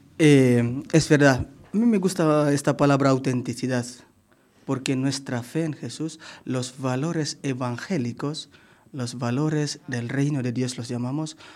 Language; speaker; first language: Spanish; non-native, fluent; Indonesian